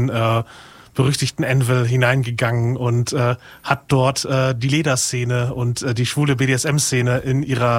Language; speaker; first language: German; native; German